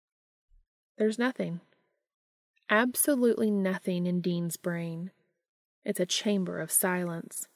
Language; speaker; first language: English; native; English